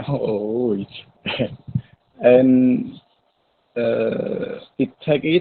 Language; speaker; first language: English; non-native, learner; Khmer